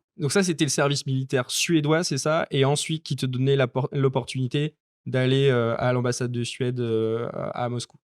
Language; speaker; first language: French; native; French